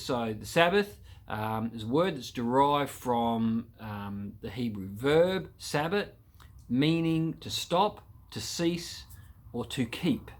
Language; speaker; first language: English; native; English